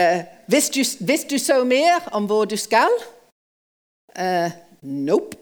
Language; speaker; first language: Norwegian; non-native, fluent; English